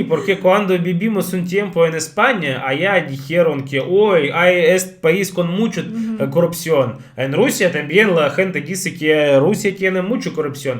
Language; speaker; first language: Spanish; non-native, fluent; Russian